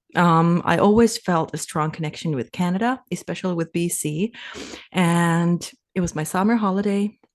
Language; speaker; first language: English; non-native, fluent; Finnish